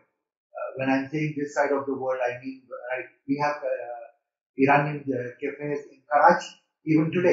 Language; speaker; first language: English; non-native, local second language; Persian